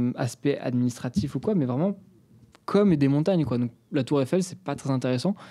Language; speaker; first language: French; native; French